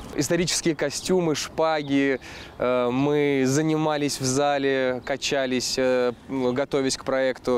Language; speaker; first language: Russian; native; Russian